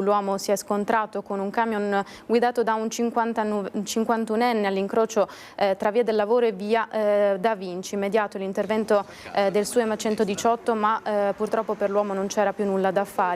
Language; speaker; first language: Italian; native; Italian